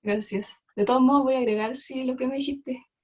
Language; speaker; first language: Spanish; native; Spanish